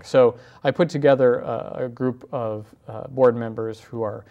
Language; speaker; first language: English; native; English